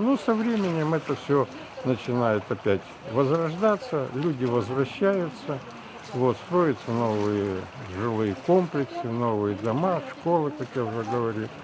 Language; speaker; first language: Russian; native; Russian